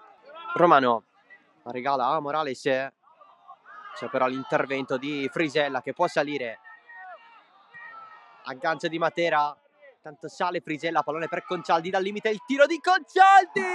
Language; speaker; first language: Italian; native; Italian